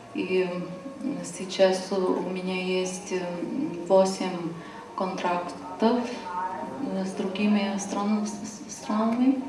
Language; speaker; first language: Russian; non-native, fluent; Lithuanian